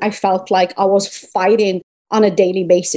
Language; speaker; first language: English; non-native, fluent; Berber languages